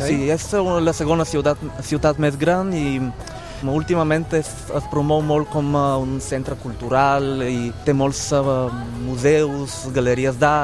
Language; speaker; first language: Catalan; non-native, fluent; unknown